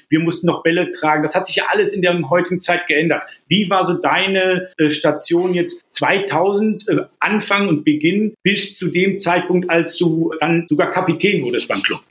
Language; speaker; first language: German; native; German